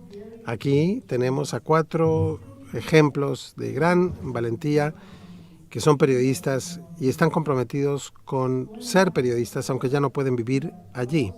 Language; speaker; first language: Spanish; native; Spanish